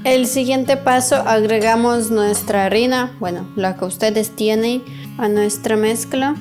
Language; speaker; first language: Spanish; non-native, fluent; Ukrainian